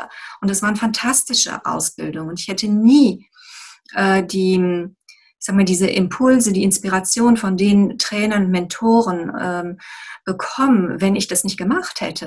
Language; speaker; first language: German; native; German